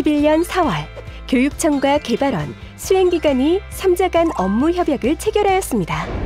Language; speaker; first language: Korean; native; Korean